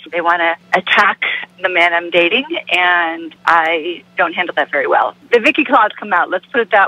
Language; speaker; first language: English; native; English